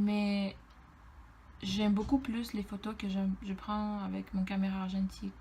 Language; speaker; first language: French; non-native, fluent; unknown